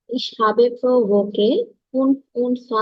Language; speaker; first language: German; non-native, learner; Bangla